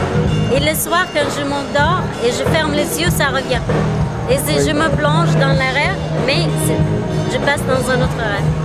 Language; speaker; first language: French; non-native, fluent; Arabic